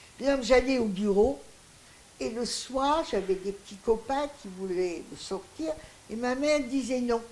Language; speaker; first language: French; non-native, local second language; Greek